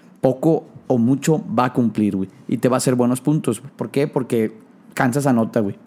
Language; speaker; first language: Spanish; native; Spanish